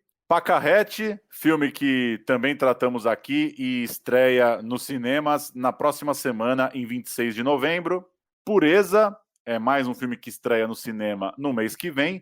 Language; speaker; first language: Portuguese; native; Portuguese